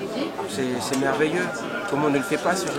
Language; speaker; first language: French; native; French